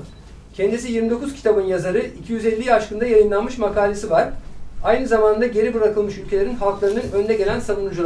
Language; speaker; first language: Turkish; native; Turkish